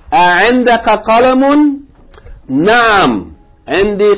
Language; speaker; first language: Arabic; non-native, fluent; English